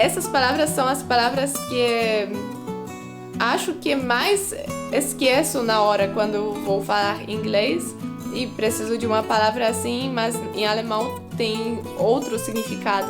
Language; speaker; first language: Portuguese; non-native, fluent; Polish